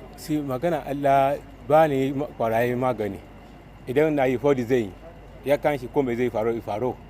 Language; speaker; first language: Hausa; non-native, local second language; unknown